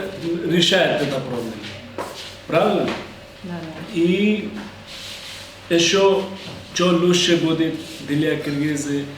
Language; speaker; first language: Russian; non-native, learner; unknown